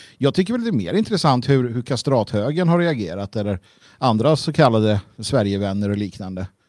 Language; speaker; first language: Swedish; native; Swedish